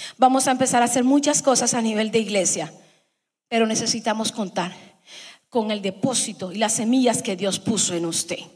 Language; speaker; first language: Spanish; early bilingual, heritage; Spanish